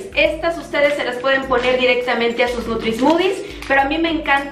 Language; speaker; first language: Spanish; native; Spanish